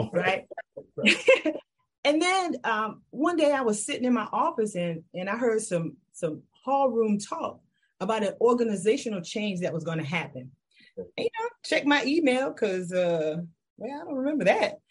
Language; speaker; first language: English; native; English